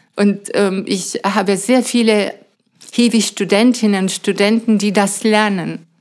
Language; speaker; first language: German; non-native, fluent; Spanish